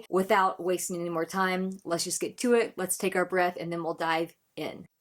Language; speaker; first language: English; native; English